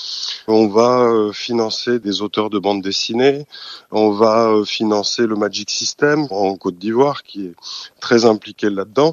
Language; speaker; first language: French; native; French